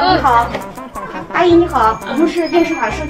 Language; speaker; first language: Chinese; native; Chinese